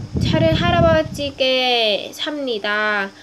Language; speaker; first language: Korean; non-native, learner; Vietnamese